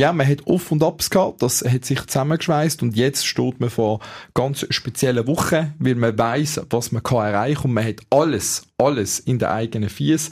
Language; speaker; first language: German; native; German